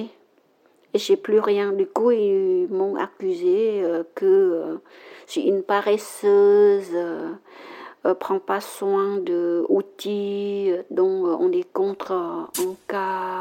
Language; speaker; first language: French; non-native, learner; Khmer